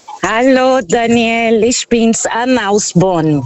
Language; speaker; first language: German; non-native, fluent; Portuguese